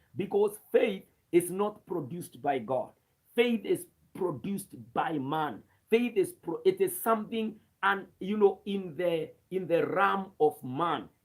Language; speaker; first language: English; non-native, local second language; Swahili